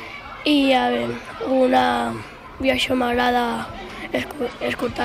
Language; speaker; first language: Catalan; non-native, local second language; Spanish